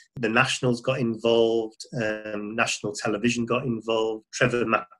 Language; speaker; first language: English; native; English